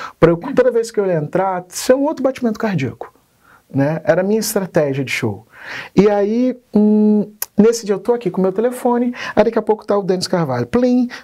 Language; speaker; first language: Portuguese; native; Portuguese